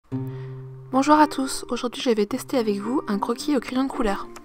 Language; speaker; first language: French; native; French